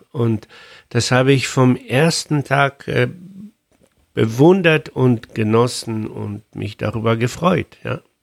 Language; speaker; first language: German; non-native, fluent; Polish